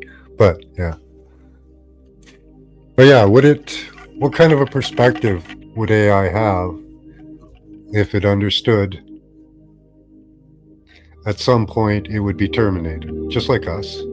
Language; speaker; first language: English; native; English